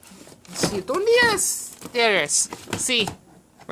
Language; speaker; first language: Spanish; non-native, learner; English